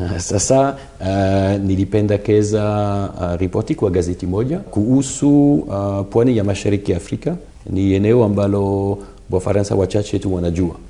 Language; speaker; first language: Swahili; non-native, fluent; French